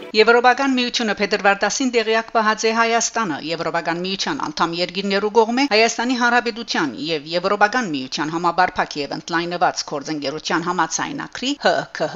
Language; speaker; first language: Armenian; early bilingual, heritage; Armenian